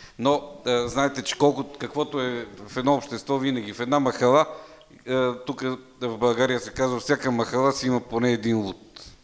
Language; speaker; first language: Bulgarian; native; Bulgarian